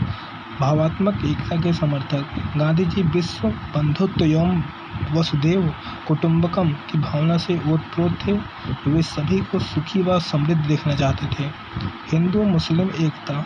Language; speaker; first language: Hindi; native; Hindi